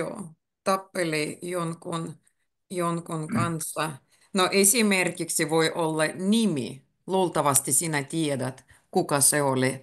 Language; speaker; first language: Finnish; native; Finnish